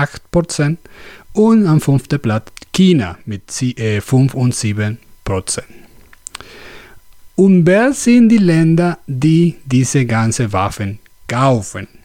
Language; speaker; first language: German; non-native, learner; Spanish